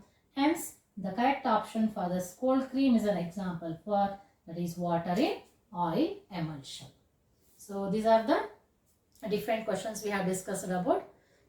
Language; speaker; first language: English; non-native, local second language; Kannada